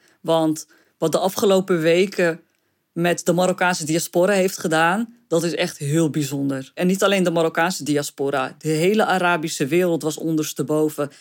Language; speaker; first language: Dutch; early bilingual, other home language; Arabic